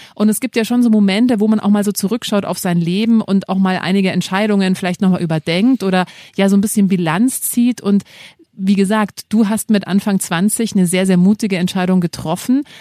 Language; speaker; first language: German; native; German